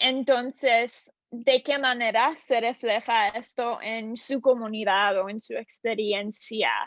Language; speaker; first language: Spanish; non-native, learner; English